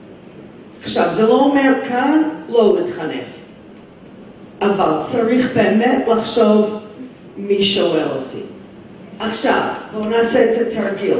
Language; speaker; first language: Hebrew; non-native, fluent; English